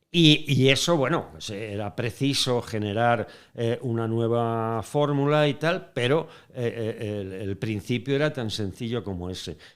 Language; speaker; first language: Spanish; native; Spanish